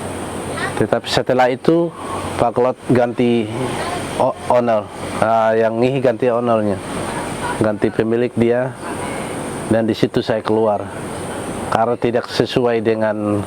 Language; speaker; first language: Indonesian; non-native, local second language; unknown